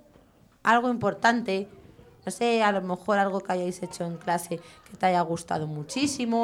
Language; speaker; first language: Spanish; native; Spanish